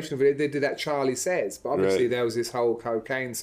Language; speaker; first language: English; native; English